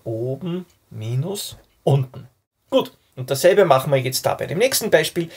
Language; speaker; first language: German; native; German